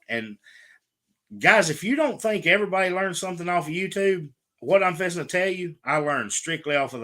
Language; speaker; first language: English; native; English